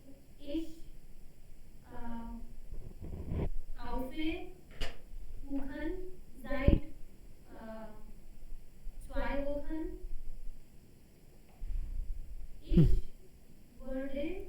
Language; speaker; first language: German; non-native, learner; Hindi